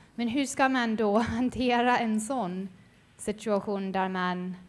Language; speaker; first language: Swedish; non-native, fluent; English